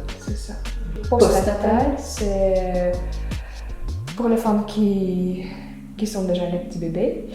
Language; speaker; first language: French; non-native, fluent; Russian